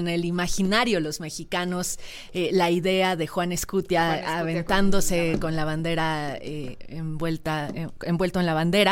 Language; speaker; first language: Spanish; native; Spanish